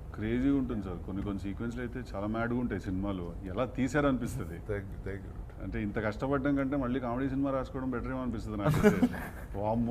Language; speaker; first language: Telugu; native; Telugu